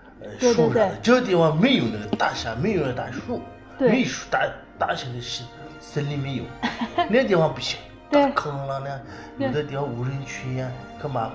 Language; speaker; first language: Chinese; native; Chinese